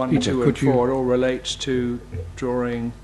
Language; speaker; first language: English; native; English